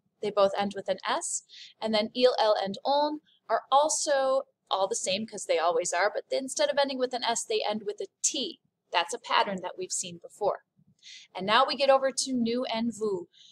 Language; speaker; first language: English; native; English